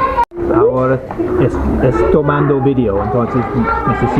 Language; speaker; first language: Spanish; non-native, learner; English